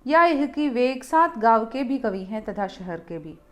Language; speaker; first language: Hindi; non-native, local second language; Malayalam